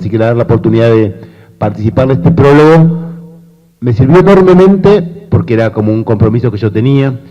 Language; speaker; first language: Spanish; native; Spanish